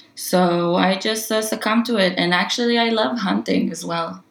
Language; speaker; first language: English; non-native, fluent; Hebrew